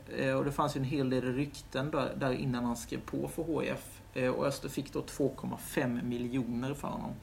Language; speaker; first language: Swedish; native; Swedish